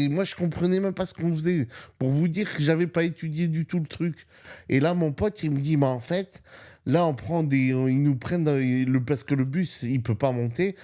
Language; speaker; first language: French; native; French